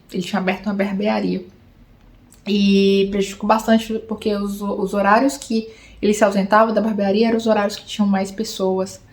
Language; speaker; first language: Portuguese; native; Portuguese